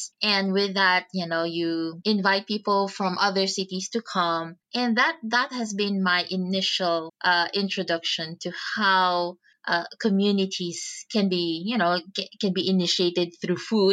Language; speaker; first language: English; non-native, local second language; Filipino